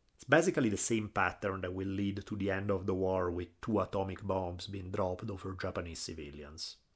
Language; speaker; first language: English; non-native, fluent; Italian